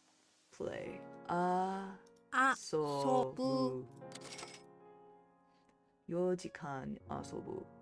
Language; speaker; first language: Japanese; non-native, learner; English